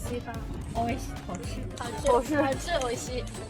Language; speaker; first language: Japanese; non-native, learner; Chinese